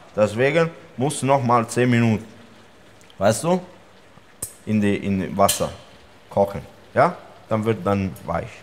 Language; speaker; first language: German; non-native, learner; Italian